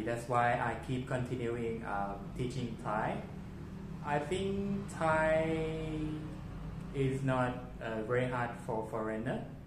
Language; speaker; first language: English; non-native, fluent; Thai